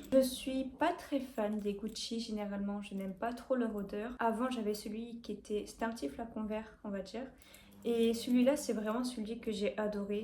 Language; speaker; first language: French; native; French